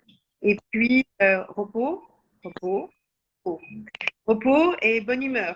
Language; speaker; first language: French; native; French